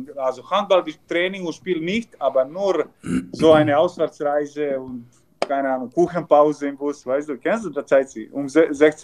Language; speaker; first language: German; non-native, learner; Serbian